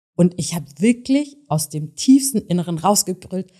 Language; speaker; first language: German; native; German